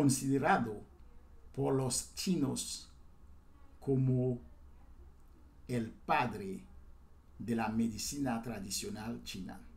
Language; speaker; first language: Spanish; non-native, fluent; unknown